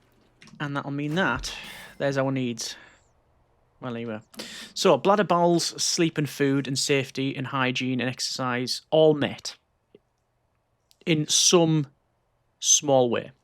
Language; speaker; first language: English; native; English